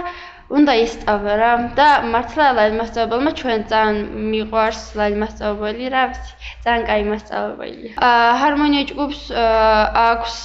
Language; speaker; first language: Georgian; non-native, local second language; Azerbaijani